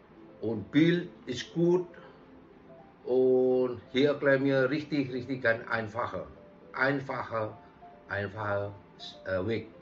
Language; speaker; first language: German; non-native, learner; Indonesian